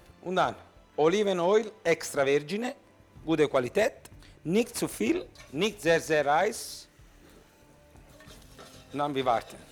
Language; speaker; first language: German; non-native, learner; Italian